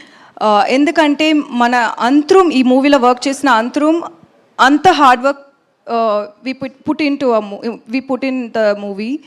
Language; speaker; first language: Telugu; non-native, learner; Tamil